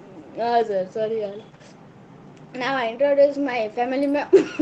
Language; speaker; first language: English; non-native, learner; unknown